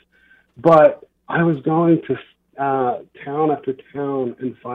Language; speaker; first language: English; native; English